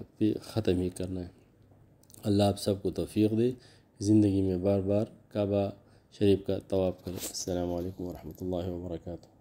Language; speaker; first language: Urdu; non-native, local second language; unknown